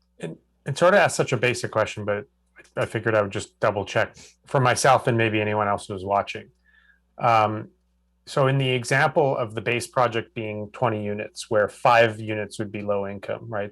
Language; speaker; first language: English; native; English